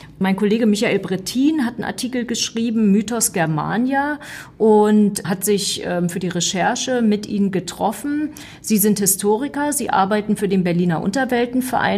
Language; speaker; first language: German; native; German